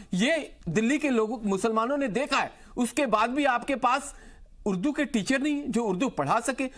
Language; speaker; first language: Hindi; native; Hindi